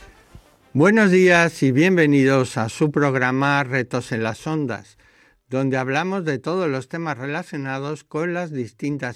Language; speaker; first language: Spanish; native; Spanish